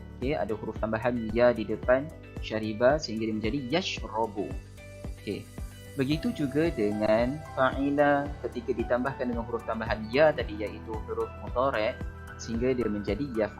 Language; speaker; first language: Malay; native; Malay